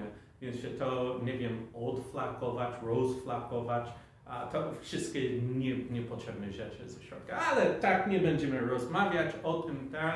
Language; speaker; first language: Polish; non-native, fluent; English